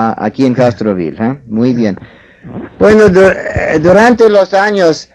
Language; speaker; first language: Spanish; non-native, fluent; English